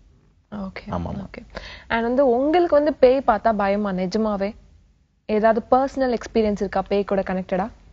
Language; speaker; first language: Tamil; native; Tamil